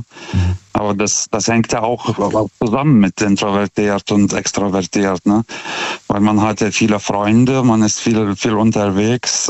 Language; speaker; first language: German; native; German